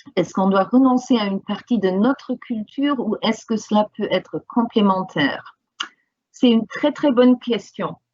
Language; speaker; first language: French; non-native, fluent; English